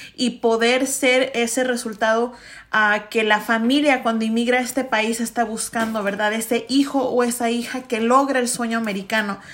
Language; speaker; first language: Spanish; early bilingual, heritage; Spanish